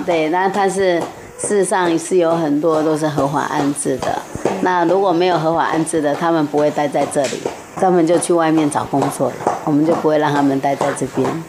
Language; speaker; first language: Chinese; native; Chinese